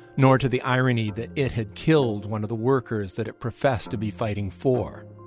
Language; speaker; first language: English; native; English